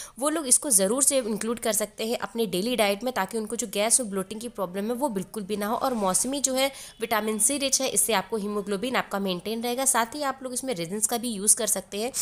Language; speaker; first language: Hindi; native; Hindi